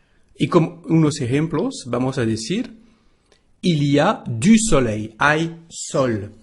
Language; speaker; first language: Spanish; non-native, fluent; French